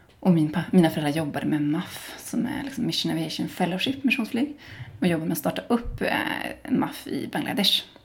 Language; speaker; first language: Swedish; native; Swedish